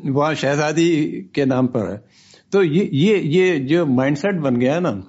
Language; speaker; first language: Urdu; non-native, local second language; Baluchi